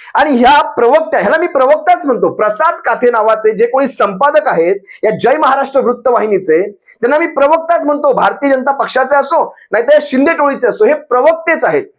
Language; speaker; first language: Marathi; native; Marathi